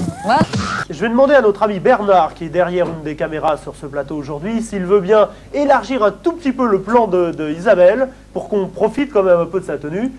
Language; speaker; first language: French; native; French